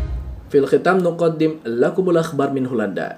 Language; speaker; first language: Arabic; non-native, fluent; Indonesian